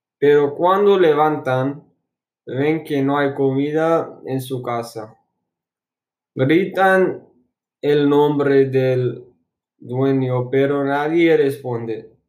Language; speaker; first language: Spanish; non-native, learner; English